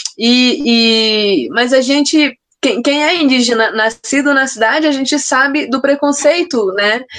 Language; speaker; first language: Portuguese; native; Portuguese